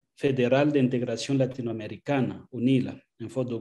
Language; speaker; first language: Spanish; non-native, fluent; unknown